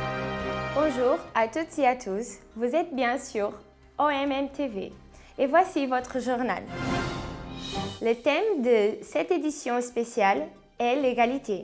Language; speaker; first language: French; non-native, learner; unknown